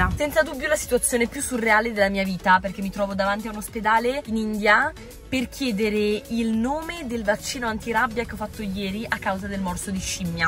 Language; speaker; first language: Italian; native; Italian